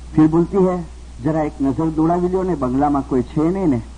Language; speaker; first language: Hindi; non-native, local second language; Gujarati